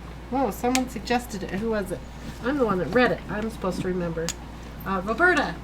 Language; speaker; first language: English; native; English